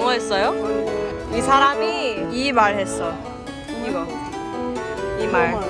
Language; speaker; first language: Korean; early bilingual, heritage; English